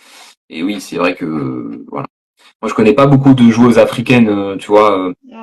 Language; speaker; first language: French; native; French